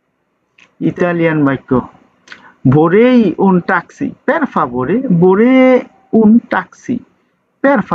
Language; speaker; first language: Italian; non-native, learner; Bangla